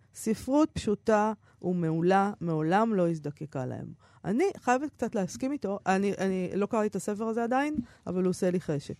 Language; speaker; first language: Hebrew; native; Hebrew